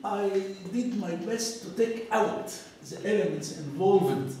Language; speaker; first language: English; non-native, fluent; Arabic